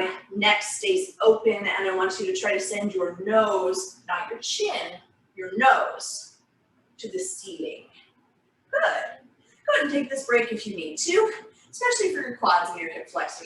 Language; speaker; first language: English; native; English